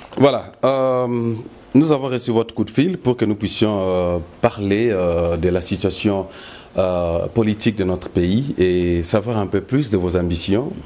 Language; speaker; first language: French; non-native, local second language; Lingala